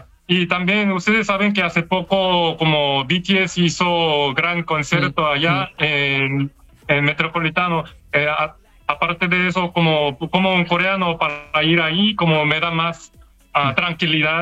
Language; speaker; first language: Spanish; non-native, learner; Korean